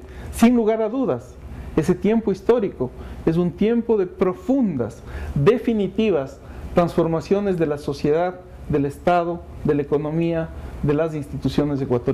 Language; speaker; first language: Spanish; native; Spanish